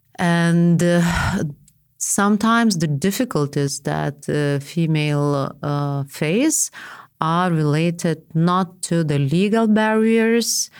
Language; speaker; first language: English; non-native, fluent; Lithuanian